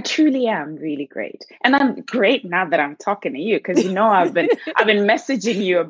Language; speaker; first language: English; non-native, local second language; Shona